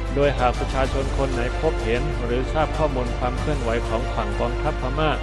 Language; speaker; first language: Thai; non-native, fluent; Burmese